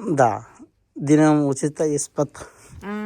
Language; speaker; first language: Russian; non-native, learner; Bangla